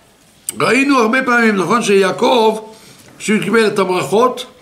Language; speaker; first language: Hebrew; non-native, fluent; French